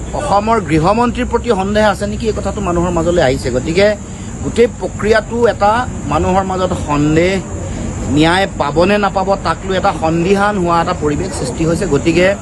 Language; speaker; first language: Assamese; native; Assamese